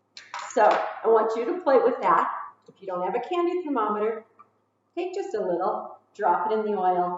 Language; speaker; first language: English; native; English